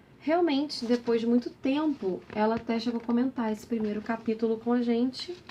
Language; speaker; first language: Portuguese; native; Portuguese